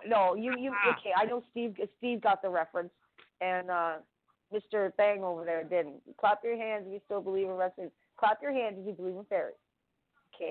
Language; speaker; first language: English; native; English